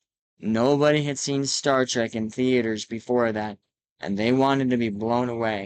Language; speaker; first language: English; native; English